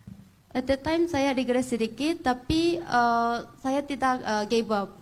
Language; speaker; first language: Indonesian; non-native, fluent; Korean